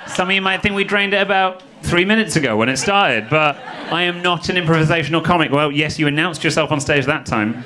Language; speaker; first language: English; native; English